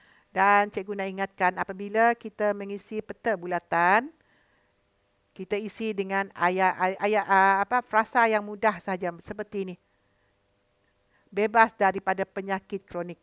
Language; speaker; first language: Malay; native; Malay